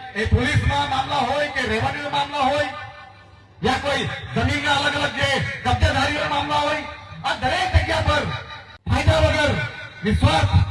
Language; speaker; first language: Gujarati; non-native, local second language; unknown